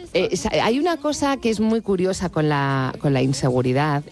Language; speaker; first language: Spanish; native; Spanish